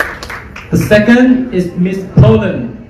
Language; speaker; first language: English; non-native, fluent; Vietnamese